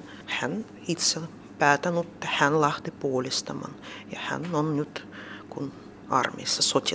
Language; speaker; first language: Finnish; non-native, learner; Russian